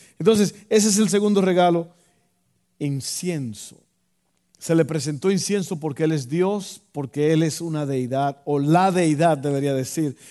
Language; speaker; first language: Spanish; native; Spanish